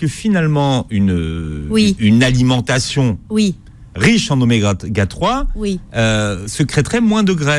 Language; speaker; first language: French; native; French